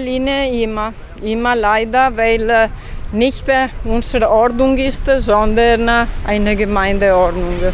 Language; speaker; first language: German; non-native, learner; Italian